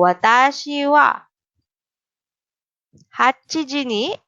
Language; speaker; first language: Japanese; non-native, fluent; Filipino